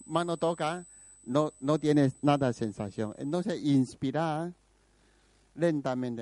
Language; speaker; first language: Spanish; non-native, learner; Chinese